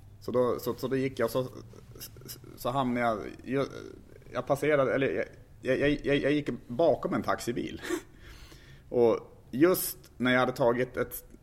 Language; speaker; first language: Swedish; native; Swedish